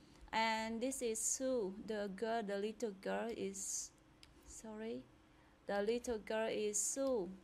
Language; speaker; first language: English; non-native, fluent; Vietnamese